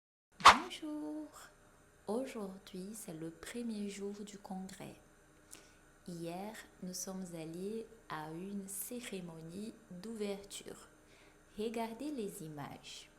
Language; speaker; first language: French; non-native, fluent; Portuguese